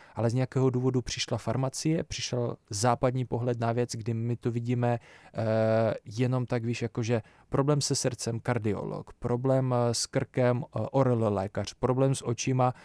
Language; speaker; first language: Czech; early bilingual, other home language; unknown